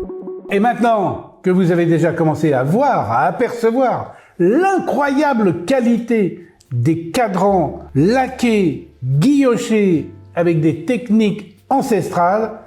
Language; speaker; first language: French; native; French